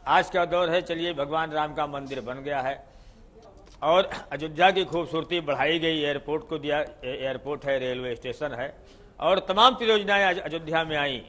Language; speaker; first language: Hindi; native; Hindi